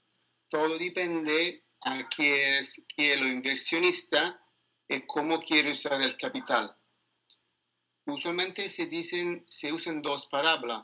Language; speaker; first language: Spanish; non-native, learner; Italian